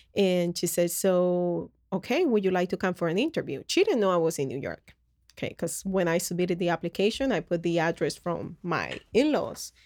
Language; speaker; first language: English; early bilingual, other home language; Spanish